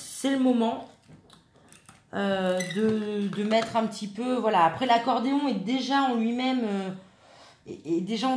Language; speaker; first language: French; native; French